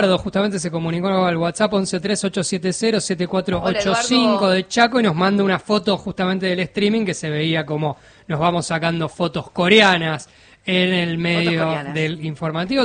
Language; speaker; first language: Spanish; native; Spanish